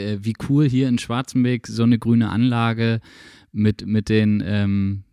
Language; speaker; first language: German; native; German